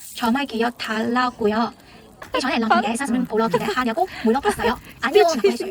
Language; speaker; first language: Korean; non-native, learner; Cantonese